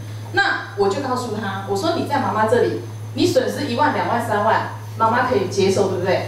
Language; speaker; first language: Chinese; native; Chinese